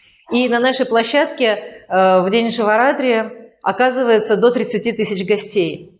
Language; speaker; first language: Russian; native; Russian